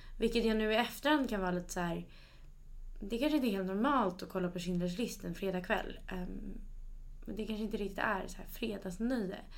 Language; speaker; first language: Swedish; native; Swedish